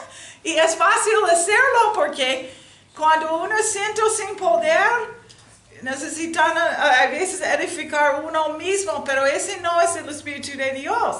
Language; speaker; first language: Spanish; non-native, learner; English